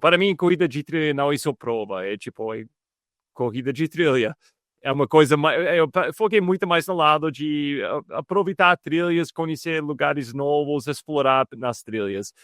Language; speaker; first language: Portuguese; non-native, fluent; English